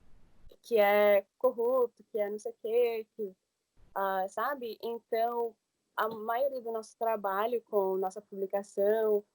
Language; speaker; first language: Portuguese; early bilingual, heritage; English